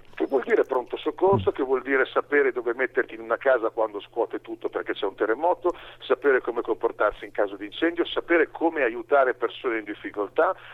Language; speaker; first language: Italian; native; Italian